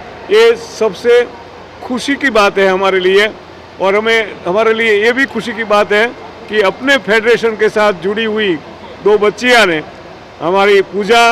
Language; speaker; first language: Hindi; native; Hindi